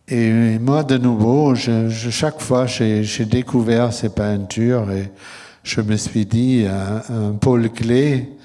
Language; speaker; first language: French; non-native, fluent; German